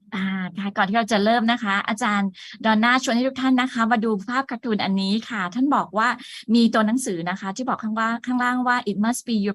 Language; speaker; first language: Thai; native; Thai